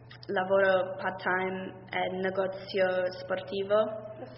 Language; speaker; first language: Italian; non-native, learner; English